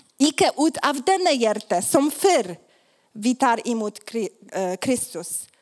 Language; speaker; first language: Swedish; non-native, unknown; Polish